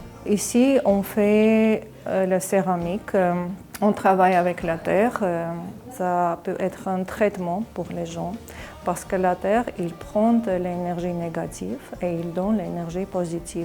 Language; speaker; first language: French; non-native, learner; Armenian